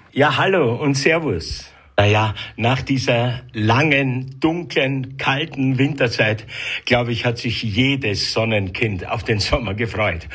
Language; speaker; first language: German; native; German